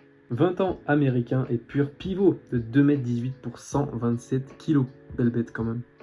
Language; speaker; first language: French; native; French